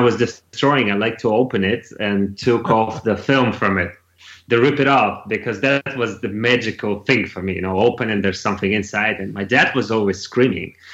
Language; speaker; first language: English; non-native, fluent; Russian